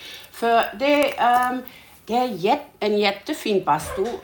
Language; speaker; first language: Swedish; non-native, learner; German